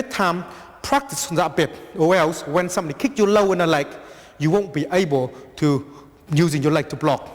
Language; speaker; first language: English; non-native, fluent; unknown